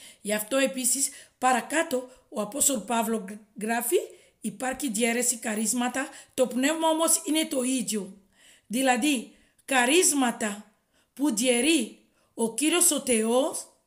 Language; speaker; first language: Greek; non-native, fluent; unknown